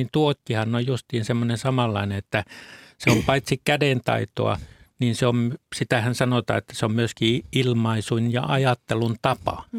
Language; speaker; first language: Finnish; native; Finnish